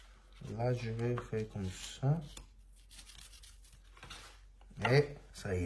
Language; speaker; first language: French; non-native, learner; Spanish